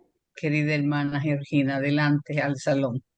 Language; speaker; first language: Spanish; native; Spanish